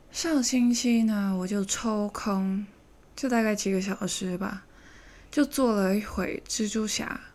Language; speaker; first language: Chinese; native; Chinese